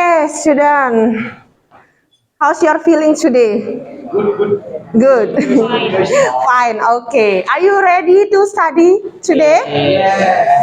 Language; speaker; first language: English; non-native, fluent; Indonesian